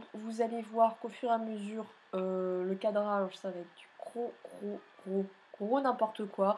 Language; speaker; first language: French; native; French